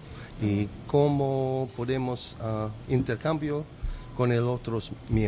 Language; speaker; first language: Spanish; non-native, learner; English